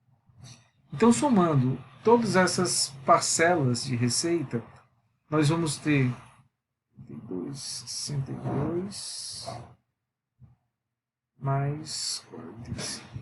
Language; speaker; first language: Portuguese; native; Portuguese